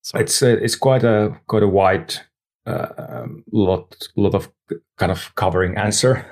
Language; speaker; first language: English; non-native, fluent; Finnish